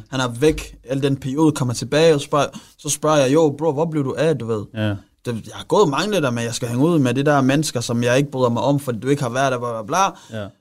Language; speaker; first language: Danish; early bilingual, other home language; Rundi